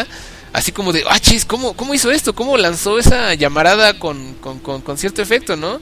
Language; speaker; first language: Spanish; native; Spanish